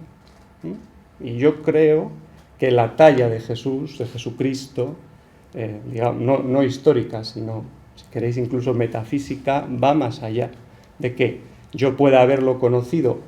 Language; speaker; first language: Spanish; native; Spanish